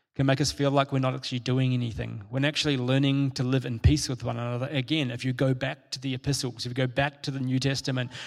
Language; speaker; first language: English; native; English